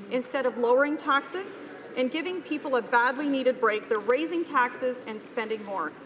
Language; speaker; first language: English; native; English